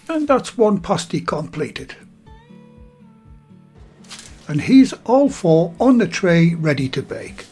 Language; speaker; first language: English; native; English